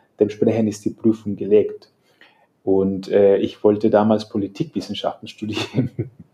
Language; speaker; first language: German; non-native, fluent; Spanish